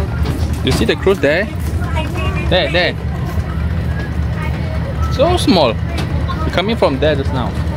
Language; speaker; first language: English; non-native, local second language; Chinese